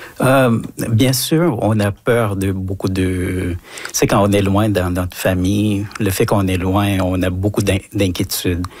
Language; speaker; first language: French; non-native, fluent; Filipino